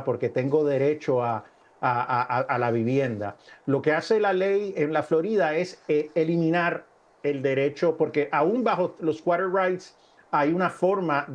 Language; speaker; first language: Spanish; native; Spanish